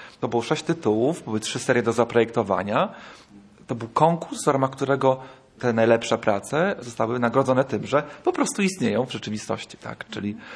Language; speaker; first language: Polish; native; Polish